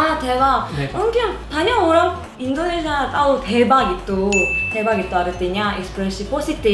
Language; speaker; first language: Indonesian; non-native, learner; Korean